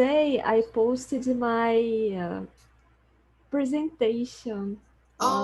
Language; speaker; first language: English; non-native, learner; Portuguese